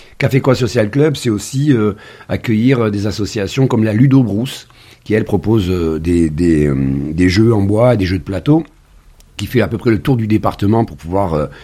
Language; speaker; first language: French; native; French